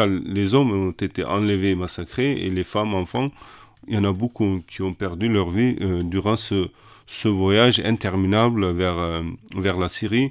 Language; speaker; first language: French; non-native, fluent; Kurdish